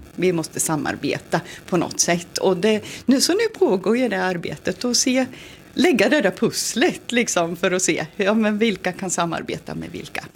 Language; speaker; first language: Swedish; native; Swedish